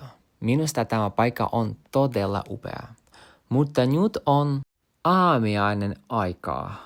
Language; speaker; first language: Finnish; non-native, learner; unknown